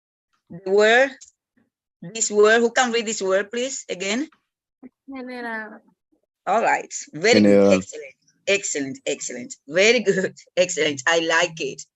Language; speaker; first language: English; non-native, fluent; Spanish